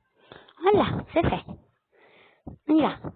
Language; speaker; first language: French; native; French